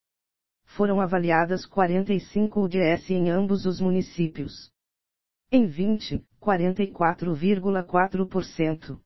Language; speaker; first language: Portuguese; native; Portuguese